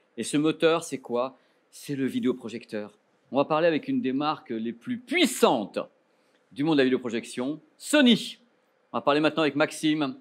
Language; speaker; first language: French; native; French